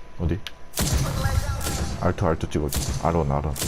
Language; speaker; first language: Korean; native; Korean